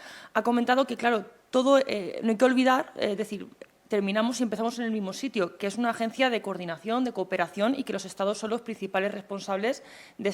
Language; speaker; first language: Spanish; native; Spanish